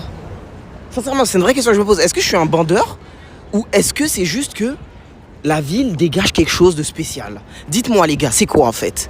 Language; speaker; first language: French; native; French